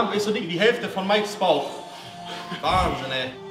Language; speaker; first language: German; native; German